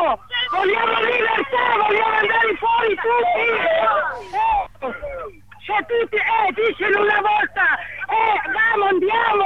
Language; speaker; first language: Italian; non-native, learner; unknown